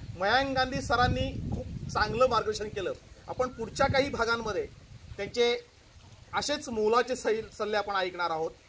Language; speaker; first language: Marathi; native; Marathi